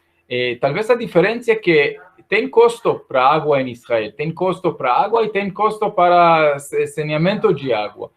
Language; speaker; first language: Portuguese; non-native, fluent; Hebrew